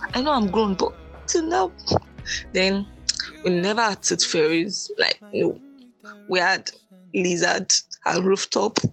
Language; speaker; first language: English; non-native, local second language; Yoruba